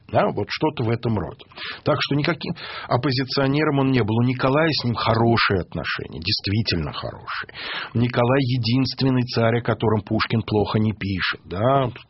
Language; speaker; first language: Russian; native; Russian